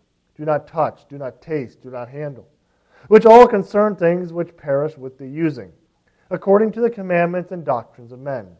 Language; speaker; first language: English; native; English